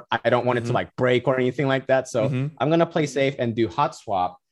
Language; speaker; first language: English; non-native, fluent; Turkish